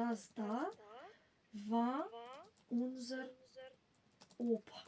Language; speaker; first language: German; non-native, fluent; Macedonian